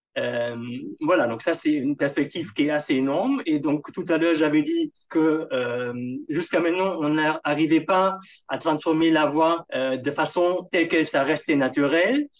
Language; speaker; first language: French; non-native, fluent; German